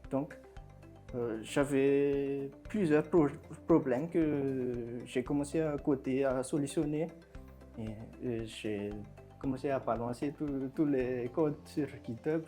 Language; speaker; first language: French; non-native, local second language; Malagasy